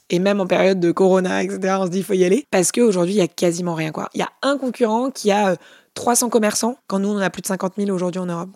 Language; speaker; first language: French; native; French